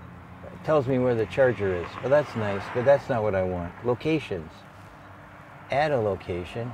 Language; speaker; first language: English; native; English